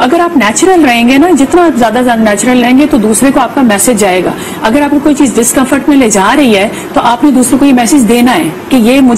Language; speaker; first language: Urdu; native; Urdu